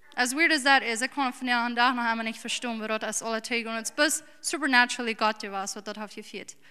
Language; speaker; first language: German; early bilingual, heritage; English